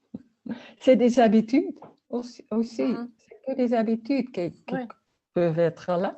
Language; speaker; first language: French; non-native, learner; Dutch